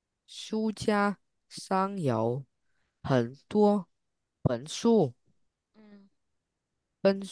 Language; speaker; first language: Chinese; non-native, learner; Vietnamese